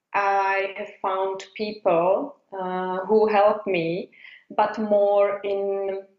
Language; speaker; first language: English; non-native, fluent; Czech